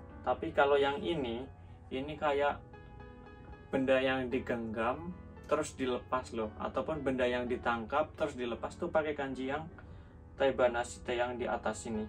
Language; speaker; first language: Indonesian; native; Indonesian